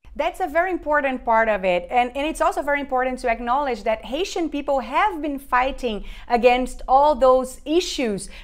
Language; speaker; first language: English; non-native, fluent; Portuguese